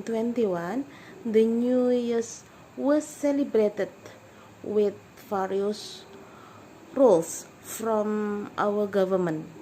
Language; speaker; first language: English; non-native, learner; Indonesian